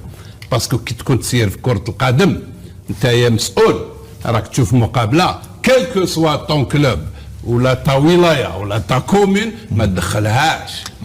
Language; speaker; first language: Arabic; native; Arabic